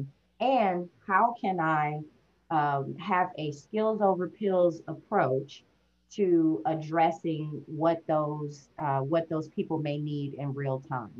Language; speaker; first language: English; native; English